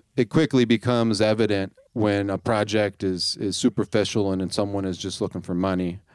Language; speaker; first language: English; native; English